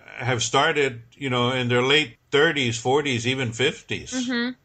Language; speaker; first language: English; native; English